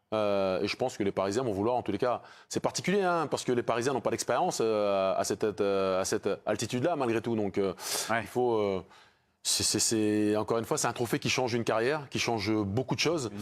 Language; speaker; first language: French; native; French